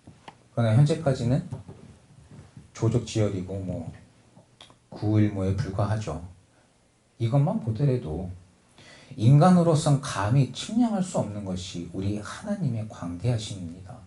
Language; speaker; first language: Korean; native; Korean